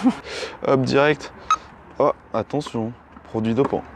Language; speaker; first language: French; native; French